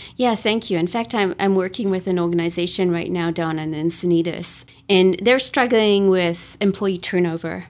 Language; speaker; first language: English; native; English